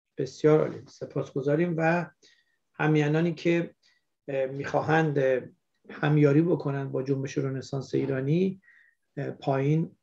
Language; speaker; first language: Persian; native; Persian